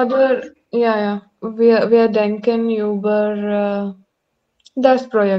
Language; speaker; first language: German; non-native, learner; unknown